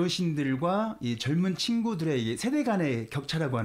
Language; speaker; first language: Korean; native; Korean